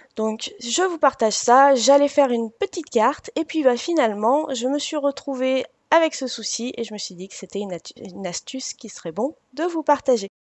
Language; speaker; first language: French; native; French